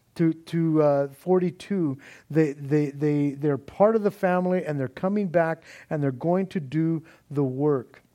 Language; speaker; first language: English; native; English